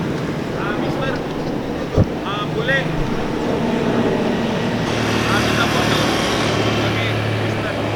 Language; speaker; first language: Indonesian; early bilingual, other home language; English